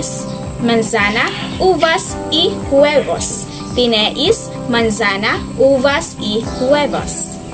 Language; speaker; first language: Spanish; non-native, learner; Filipino